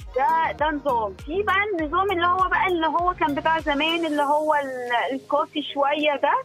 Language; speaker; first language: Arabic; native; Arabic